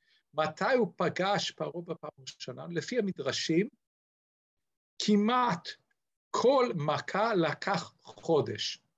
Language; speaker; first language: Hebrew; non-native, fluent; English